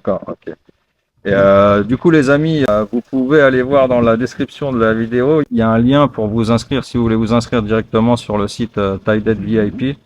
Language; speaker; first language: French; native; French